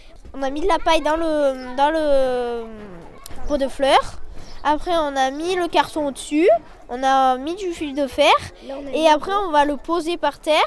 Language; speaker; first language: French; native; French